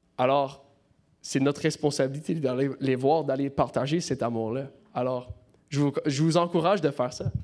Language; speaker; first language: French; non-native, local second language; English